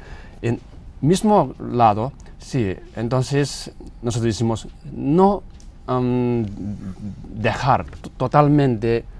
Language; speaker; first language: Spanish; non-native, learner; Tibetan